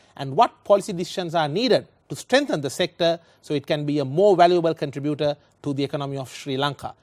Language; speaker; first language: English; non-native, local second language; Sinhala